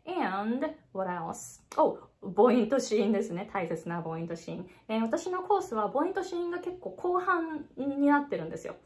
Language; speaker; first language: Japanese; native; Japanese